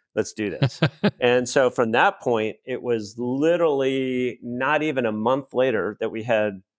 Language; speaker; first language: English; native; English